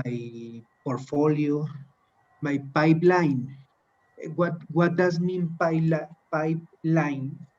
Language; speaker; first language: English; non-native, learner; Spanish